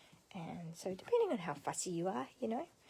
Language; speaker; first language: English; native; English